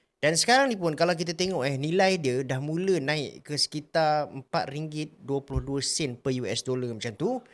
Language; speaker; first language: Malay; native; Malay